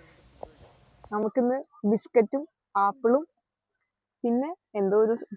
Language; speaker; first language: Malayalam; native; Malayalam